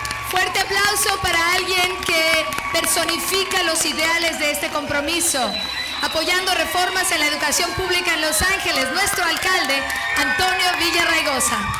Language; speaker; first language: Spanish; native; Spanish